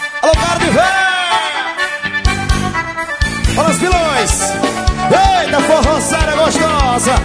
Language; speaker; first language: Portuguese; native; Portuguese